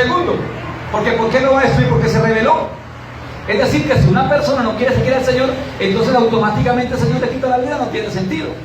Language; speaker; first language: Spanish; native; Spanish